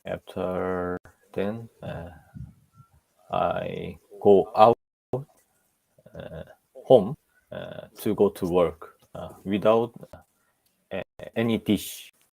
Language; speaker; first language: English; non-native, learner; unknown